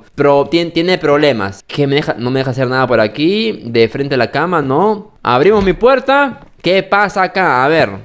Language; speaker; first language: Spanish; native; Spanish